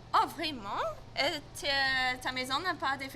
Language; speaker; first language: French; non-native, local second language; English